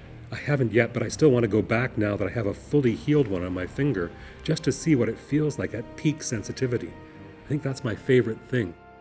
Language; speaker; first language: English; native; English